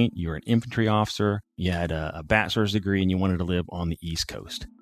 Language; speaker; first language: English; native; English